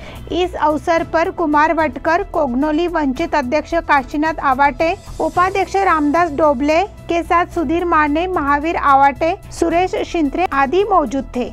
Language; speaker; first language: Hindi; non-native, local second language; Marathi